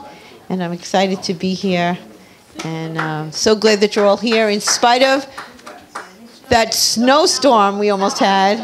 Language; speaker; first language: English; native; English